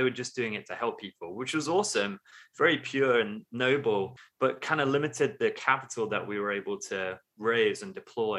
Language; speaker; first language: English; native; English